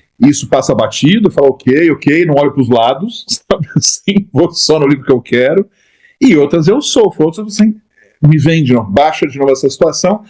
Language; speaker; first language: Portuguese; native; Portuguese